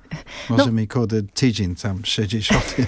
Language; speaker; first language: Polish; non-native, fluent; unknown